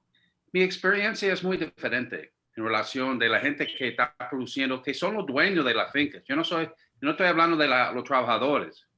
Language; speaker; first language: Spanish; non-native, fluent; English